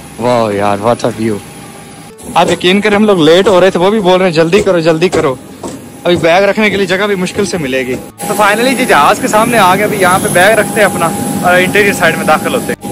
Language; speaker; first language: Urdu; native; Urdu